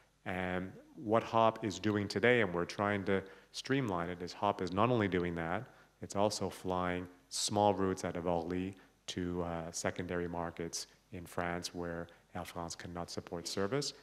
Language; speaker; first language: English; native; English